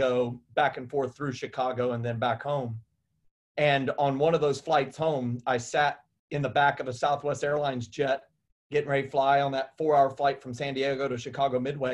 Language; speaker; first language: English; native; English